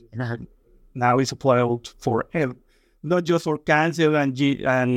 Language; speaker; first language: English; non-native, fluent; Spanish